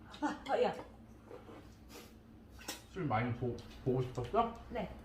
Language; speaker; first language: Korean; non-native, learner; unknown